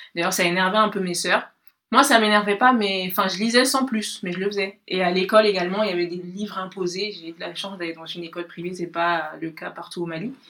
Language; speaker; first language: French; non-native, local second language; Bambara